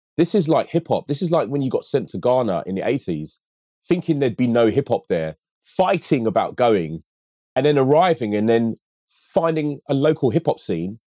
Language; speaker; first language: English; early bilingual, other home language; Akan